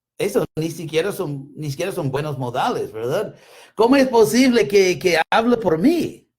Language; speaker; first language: Spanish; non-native, fluent; English